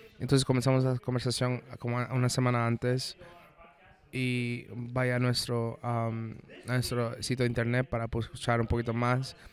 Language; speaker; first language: Spanish; non-native, fluent; English